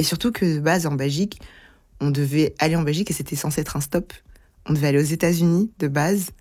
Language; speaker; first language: French; early bilingual, other home language; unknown